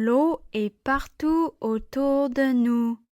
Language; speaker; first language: French; non-native, learner; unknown